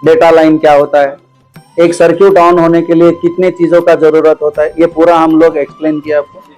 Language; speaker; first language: Hindi; non-native, local second language; Kannada